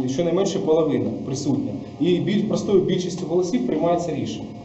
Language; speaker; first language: Ukrainian; non-native, local second language; Russian